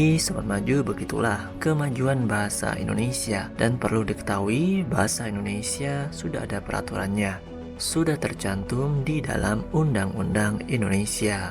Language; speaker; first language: Indonesian; native; Indonesian